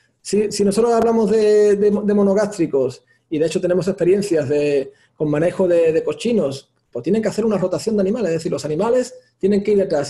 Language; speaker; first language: Spanish; native; Spanish